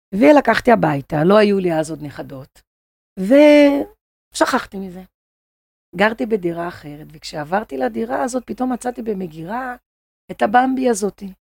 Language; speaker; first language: Hebrew; non-native, fluent; Portuguese